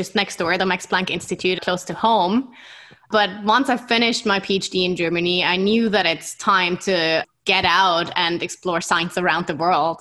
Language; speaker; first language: English; non-native, fluent; German